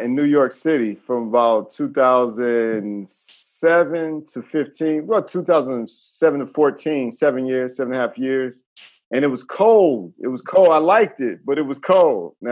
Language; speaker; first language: English; native; English